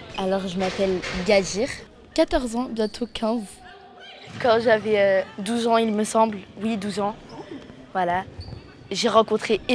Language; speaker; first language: French; native; French